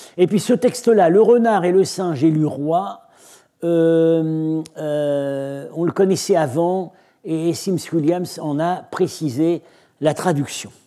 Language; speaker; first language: French; native; French